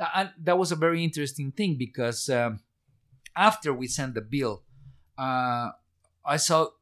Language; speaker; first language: English; non-native, fluent; Spanish